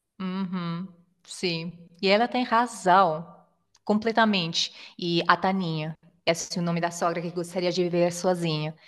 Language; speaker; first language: Portuguese; non-native, fluent; Italian